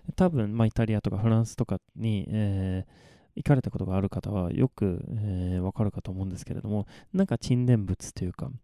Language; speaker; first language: Japanese; non-native, fluent; Swedish